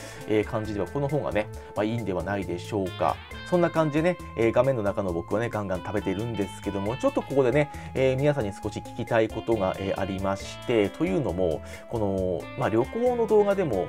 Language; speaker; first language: Japanese; native; Japanese